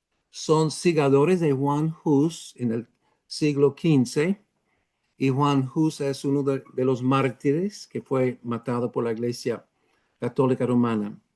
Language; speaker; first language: Spanish; non-native, fluent; English